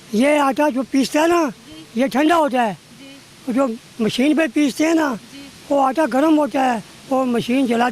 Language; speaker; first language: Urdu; non-native, local second language; Northern Hindko